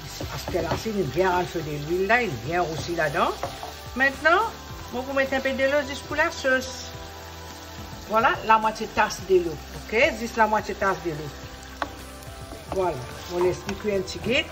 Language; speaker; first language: French; non-native, local second language; Morisyen